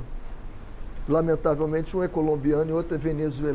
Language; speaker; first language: Portuguese; native; Portuguese